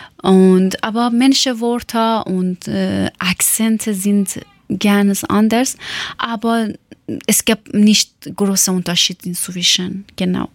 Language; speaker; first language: German; non-native, learner; Persian